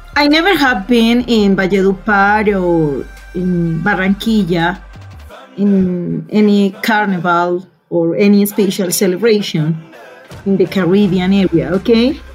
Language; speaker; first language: English; non-native, fluent; Spanish